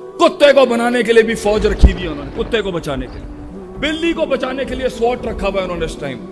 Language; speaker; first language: Urdu; native; Urdu